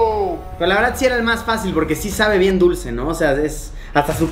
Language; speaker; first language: Spanish; native; Spanish